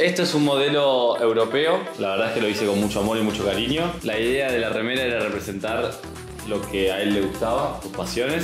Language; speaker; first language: Spanish; native; Spanish